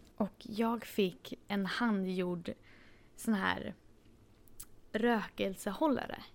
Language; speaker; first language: Swedish; native; Swedish